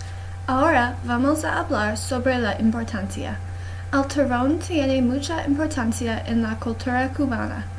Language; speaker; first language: Spanish; non-native, learner; English